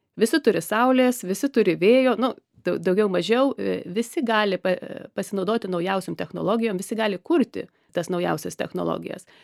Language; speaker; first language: Lithuanian; early bilingual, heritage; Lithuanian